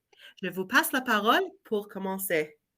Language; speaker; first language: French; non-native, learner; English